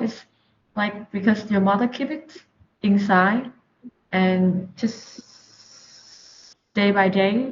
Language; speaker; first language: English; non-native, learner; Vietnamese